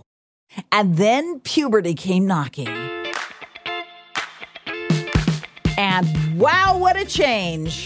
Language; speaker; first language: English; native; English